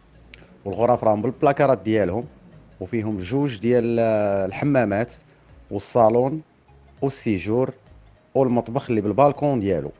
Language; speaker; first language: Arabic; native; Arabic